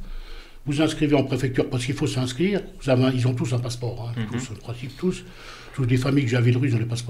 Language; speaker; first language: French; native; French